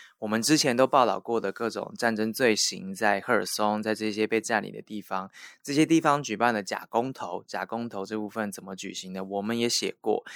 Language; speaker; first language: Chinese; native; Chinese